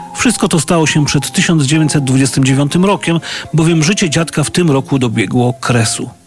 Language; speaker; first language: Polish; native; Polish